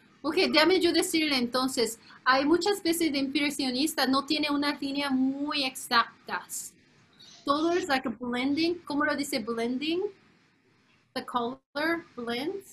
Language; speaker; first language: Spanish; non-native, fluent; Korean